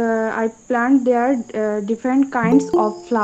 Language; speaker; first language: English; non-native, learner; Bangla